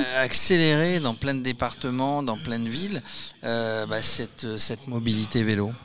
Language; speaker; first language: French; native; French